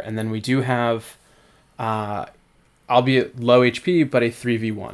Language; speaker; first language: English; native; English